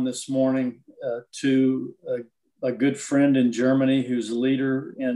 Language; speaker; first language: English; native; English